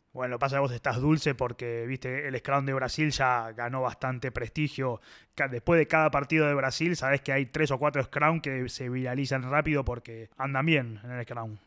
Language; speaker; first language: Spanish; native; Spanish